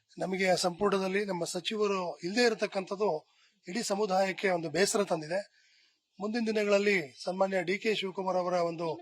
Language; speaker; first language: Kannada; non-native, local second language; Lambadi